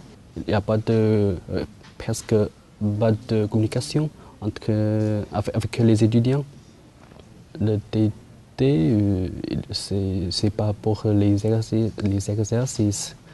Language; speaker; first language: French; non-native, learner; Chinese